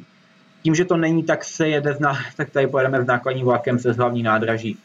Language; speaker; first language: Czech; native; Czech